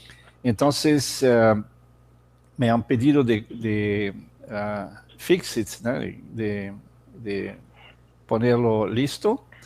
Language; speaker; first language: Spanish; non-native, fluent; Portuguese